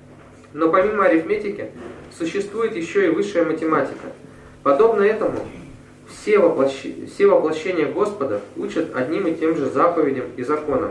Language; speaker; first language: Russian; native; Russian